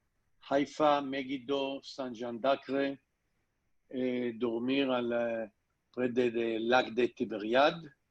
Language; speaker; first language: French; non-native, learner; Hebrew